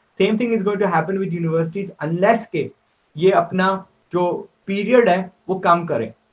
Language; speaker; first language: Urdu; native; Urdu